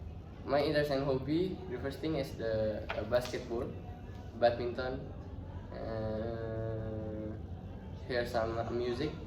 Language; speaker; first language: English; non-native, learner; Indonesian